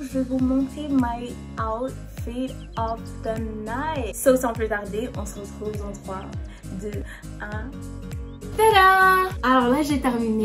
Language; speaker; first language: French; non-native, local second language; Wolof